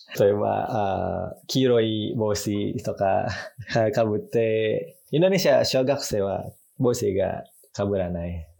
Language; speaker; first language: Japanese; non-native, learner; Indonesian